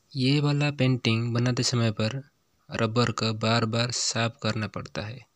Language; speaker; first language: Hindi; non-native, local second language; Odia